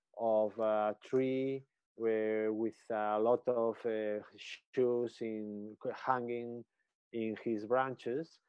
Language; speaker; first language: English; non-native, learner; Spanish